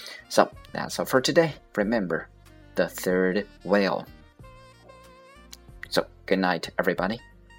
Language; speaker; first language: English; non-native, fluent; Chinese